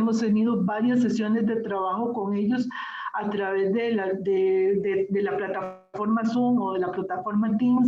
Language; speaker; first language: Spanish; native; Spanish